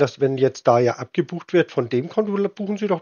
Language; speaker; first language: German; native; German